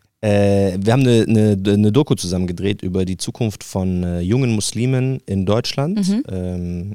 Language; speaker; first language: German; early bilingual, other home language; Arabic